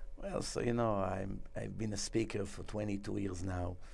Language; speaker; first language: English; non-native, fluent; Hebrew